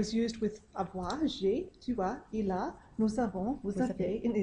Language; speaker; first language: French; non-native, learner; English